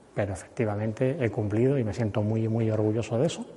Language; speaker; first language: Spanish; native; Spanish